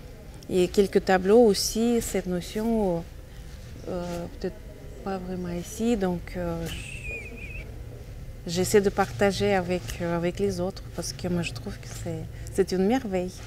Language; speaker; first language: French; non-native, fluent; Russian